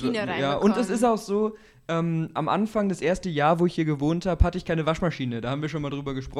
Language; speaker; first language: German; native; German